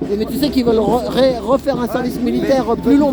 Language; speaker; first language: French; native; French